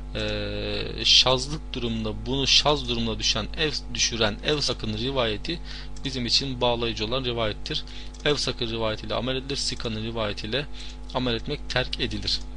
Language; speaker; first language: Turkish; non-native, fluent; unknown